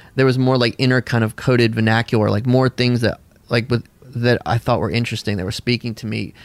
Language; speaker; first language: English; native; English